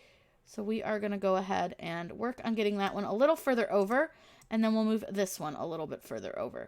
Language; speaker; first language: English; native; English